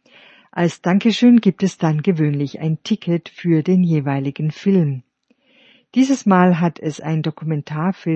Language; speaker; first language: German; native; German